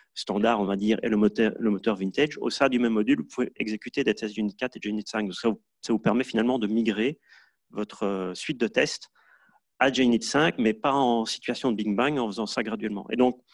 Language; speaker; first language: French; native; French